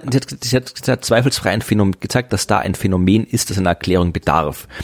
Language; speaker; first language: German; native; German